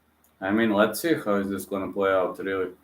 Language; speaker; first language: English; non-native, fluent; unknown